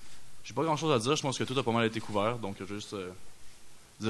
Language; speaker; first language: French; native; French